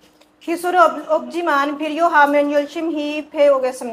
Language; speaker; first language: Korean; non-native, learner; Urdu